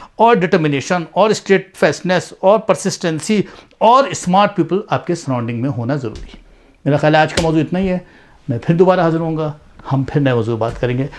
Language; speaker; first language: Urdu; native; Urdu